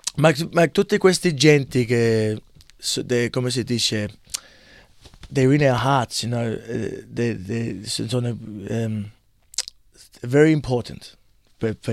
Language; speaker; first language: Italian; early bilingual, heritage; English